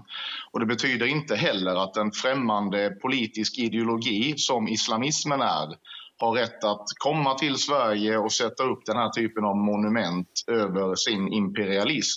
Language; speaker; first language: Swedish; native; Swedish